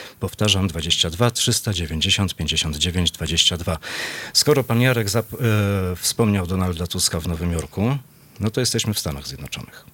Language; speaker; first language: Polish; native; Polish